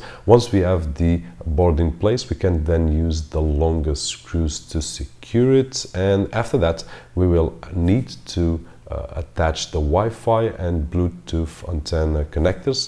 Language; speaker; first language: English; non-native, fluent; Portuguese